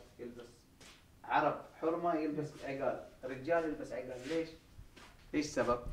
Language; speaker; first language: Arabic; non-native, learner; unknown